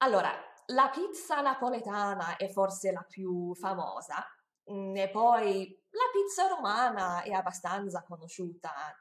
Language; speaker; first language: Italian; non-native, fluent; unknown